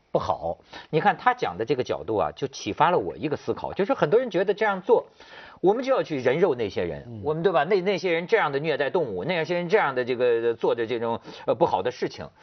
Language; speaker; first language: Chinese; native; Chinese